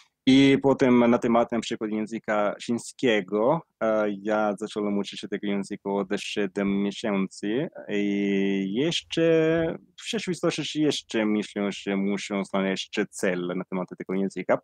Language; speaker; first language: Polish; non-native, learner; Italian